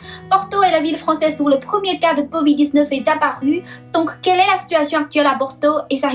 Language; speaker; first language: French; non-native, fluent; Chinese